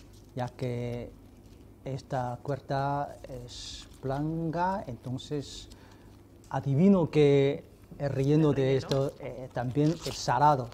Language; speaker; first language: Spanish; non-native, fluent; Chinese